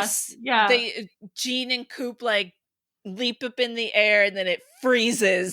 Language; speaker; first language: English; native; English